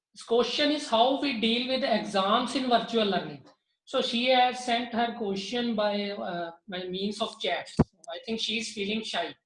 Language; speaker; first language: English; non-native, local second language; Punjabi